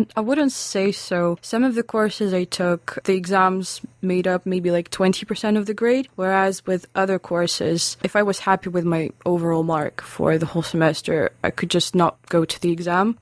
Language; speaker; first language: English; non-native, fluent; Lithuanian